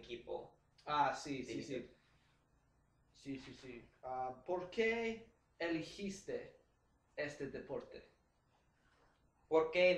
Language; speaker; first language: Spanish; non-native, learner; English